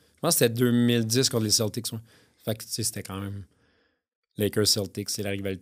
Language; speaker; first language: French; native; French